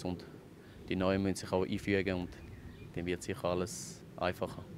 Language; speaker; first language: German; early bilingual, other home language; Albanian